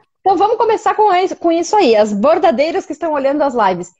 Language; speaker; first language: Portuguese; native; Portuguese